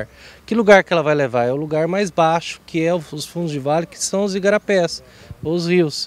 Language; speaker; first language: Portuguese; native; Portuguese